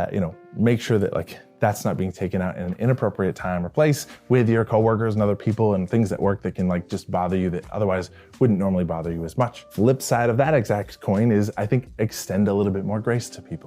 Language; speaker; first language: English; native; English